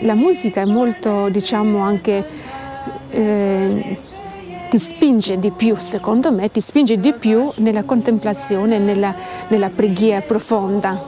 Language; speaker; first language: Italian; non-native, fluent; Albanian